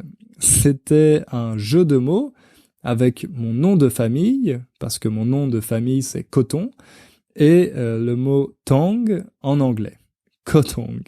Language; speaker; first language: French; native; French